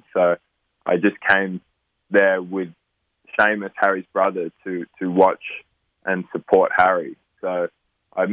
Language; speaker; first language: English; native; English